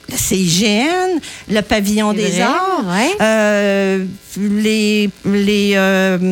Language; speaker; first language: French; native; French